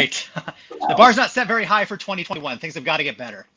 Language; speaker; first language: English; native; English